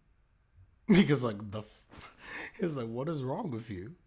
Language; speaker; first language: English; native; English